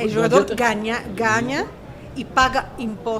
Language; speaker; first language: Portuguese; non-native, fluent; Italian